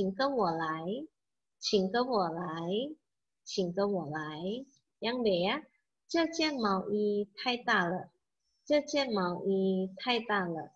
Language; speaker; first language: Chinese; non-native, fluent; Indonesian